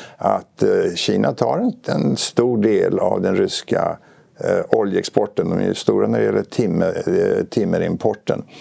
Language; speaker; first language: Swedish; native; Swedish